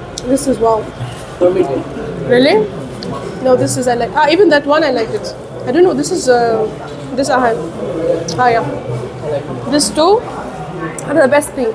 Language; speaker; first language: English; non-native, local second language; Arabic